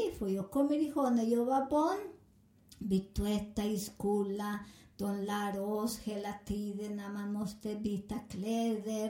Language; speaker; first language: Swedish; non-native, learner; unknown